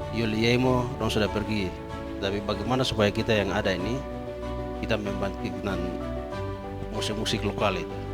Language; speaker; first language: Indonesian; non-native, local second language; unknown